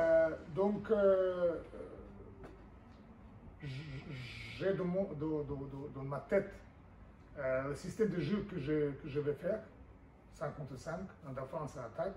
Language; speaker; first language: French; non-native, fluent; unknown